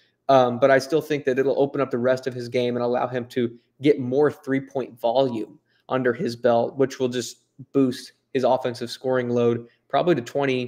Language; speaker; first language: English; native; English